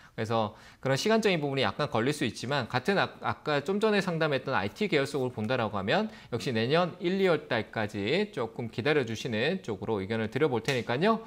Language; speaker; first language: Korean; native; Korean